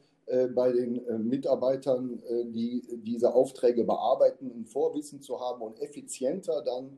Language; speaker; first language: German; native; German